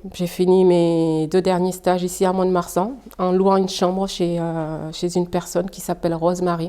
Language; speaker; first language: French; early bilingual, other home language; Fula